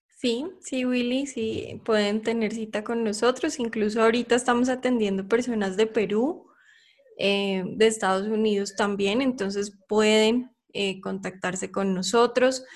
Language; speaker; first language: Spanish; native; Spanish